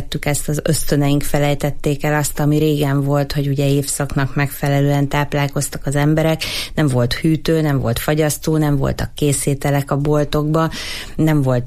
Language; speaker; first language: Hungarian; native; Hungarian